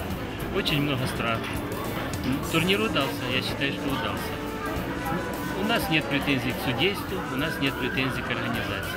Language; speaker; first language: Russian; native; Russian